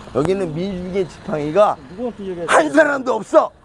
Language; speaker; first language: Korean; native; Korean